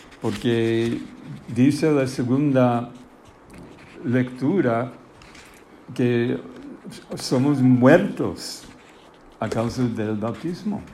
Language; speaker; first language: Spanish; non-native, fluent; English